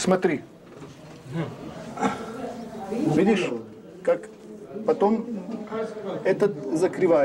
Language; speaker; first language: Russian; non-native, learner; French